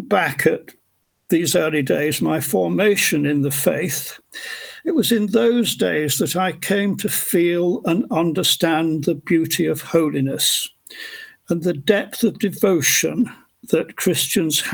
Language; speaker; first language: English; native; English